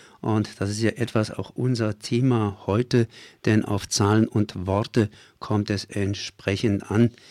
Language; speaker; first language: German; native; German